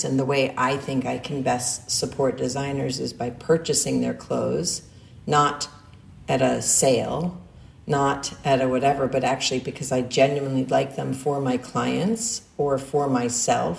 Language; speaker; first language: English; native; English